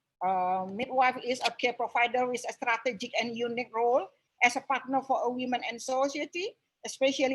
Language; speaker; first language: English; non-native, local second language; Indonesian